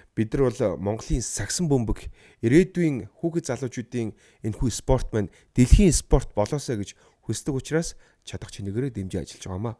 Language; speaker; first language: Mongolian; native; Mongolian